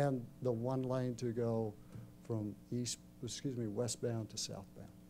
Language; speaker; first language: English; native; English